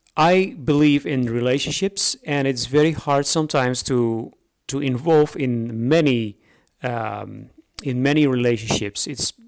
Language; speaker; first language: English; non-native, fluent; Dutch